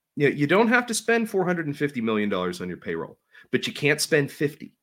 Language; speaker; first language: English; native; English